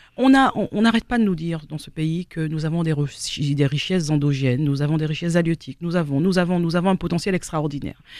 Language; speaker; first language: French; native; French